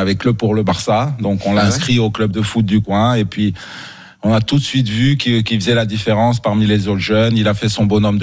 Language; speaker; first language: French; non-native, local second language; Arabic